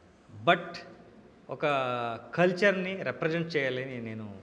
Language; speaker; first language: Telugu; non-native, learner; Kannada